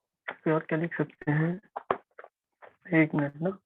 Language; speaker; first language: Hindi; native; Hindi